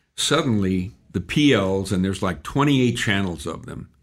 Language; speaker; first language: English; native; English